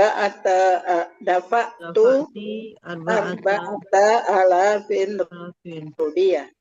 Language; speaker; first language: Arabic; non-native, learner; Indonesian